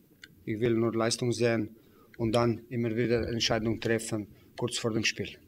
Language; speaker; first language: German; non-native, fluent; Slovenian